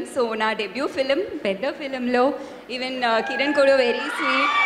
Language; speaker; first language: Telugu; non-native, learner; Tamil